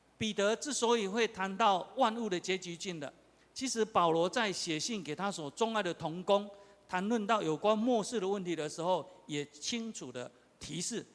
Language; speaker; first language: Chinese; non-native, local second language; Min Nan Chinese